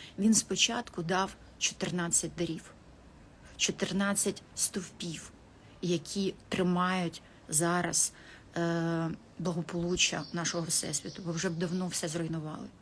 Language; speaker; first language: Ukrainian; non-native, local second language; Russian